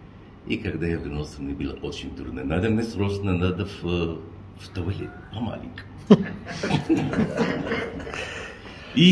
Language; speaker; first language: Russian; non-native, learner; Arabic